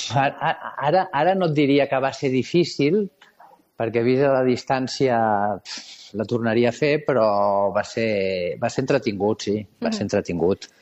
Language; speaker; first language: Catalan; native; Catalan